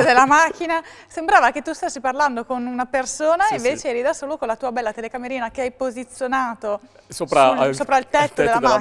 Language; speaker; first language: Italian; native; Italian